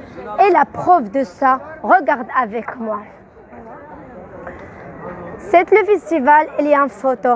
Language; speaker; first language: French; non-native, learner; Arabic